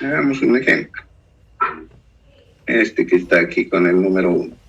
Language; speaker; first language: Spanish; native; Spanish